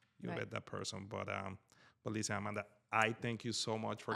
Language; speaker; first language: English; native; English